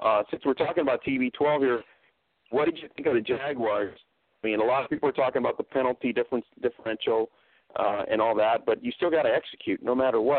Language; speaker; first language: English; early bilingual, other home language; Spanish